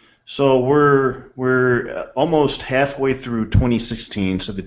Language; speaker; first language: English; native; English